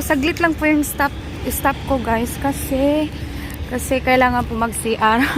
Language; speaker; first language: Filipino; non-native, local second language; Waray